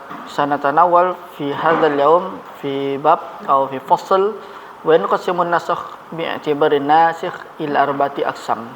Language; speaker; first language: Arabic; non-native, fluent; Indonesian